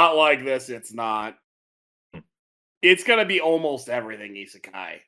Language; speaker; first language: English; native; English